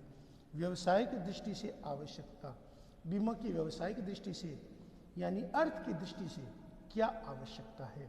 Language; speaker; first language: Hindi; native; Hindi